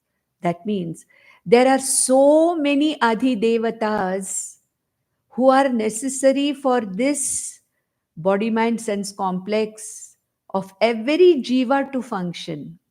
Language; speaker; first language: English; non-native, local second language; Konkani